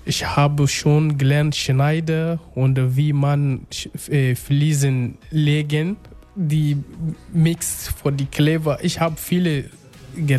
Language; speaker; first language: German; non-native, learner; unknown